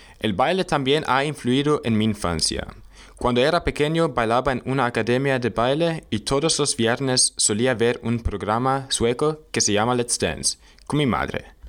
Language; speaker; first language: Spanish; non-native, learner; German